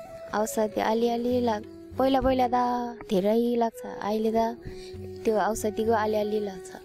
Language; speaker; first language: Nepali; non-native, local second language; Eastern Tamang